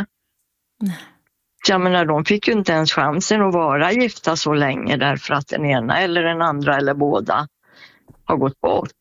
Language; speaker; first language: Swedish; native; Swedish